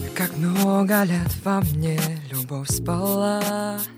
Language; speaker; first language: Russian; non-native, fluent; Mongolian